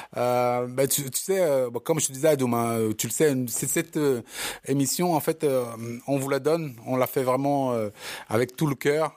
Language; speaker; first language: French; early bilingual, other home language; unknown